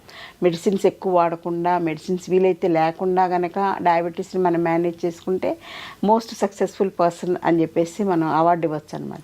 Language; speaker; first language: Telugu; native; Telugu